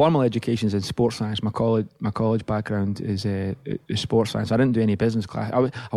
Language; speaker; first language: English; native; English